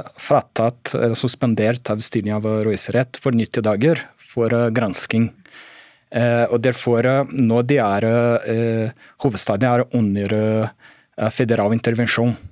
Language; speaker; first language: Norwegian; non-native, fluent; Portuguese